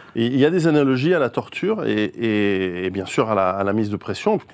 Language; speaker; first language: French; native; French